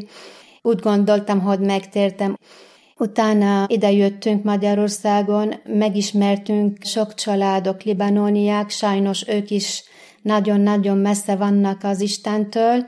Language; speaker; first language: Hungarian; non-native, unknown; Arabic